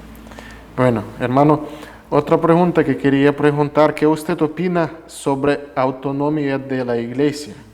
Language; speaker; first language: Spanish; non-native, fluent; Russian